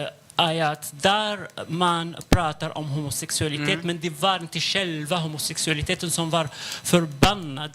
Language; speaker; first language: Swedish; non-native, fluent; Arabic